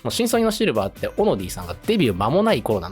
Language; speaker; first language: Japanese; native; Japanese